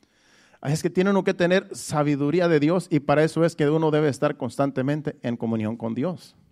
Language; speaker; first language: Spanish; native; Spanish